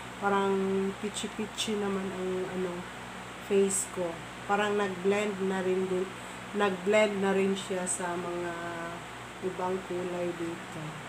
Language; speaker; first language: Filipino; non-native, local second language; Cebuano